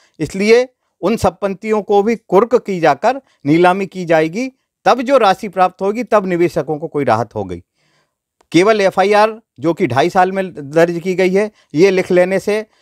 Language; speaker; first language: Hindi; native; Hindi